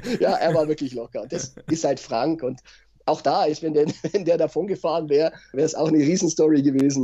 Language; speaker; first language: German; native; German